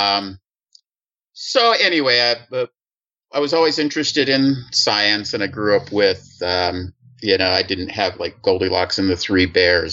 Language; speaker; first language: English; native; English